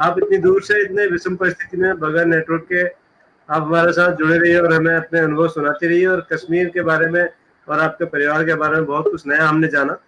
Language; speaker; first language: Hindi; native; Hindi